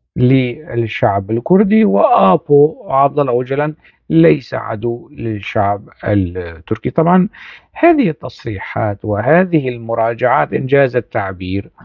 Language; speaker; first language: Arabic; non-native, local second language; Kurdish